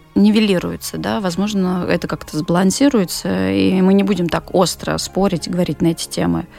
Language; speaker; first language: Russian; native; Russian